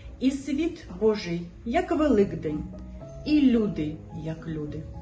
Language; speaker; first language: Ukrainian; native; Ukrainian